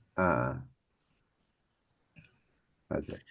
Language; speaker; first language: Kannada; non-native, learner; Hindi